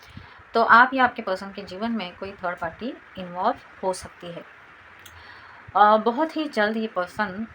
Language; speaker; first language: Hindi; native; Hindi